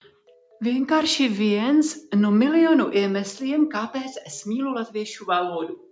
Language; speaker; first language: Latvian; non-native, fluent; Czech